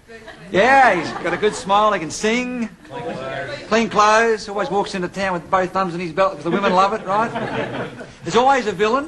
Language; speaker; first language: English; native; English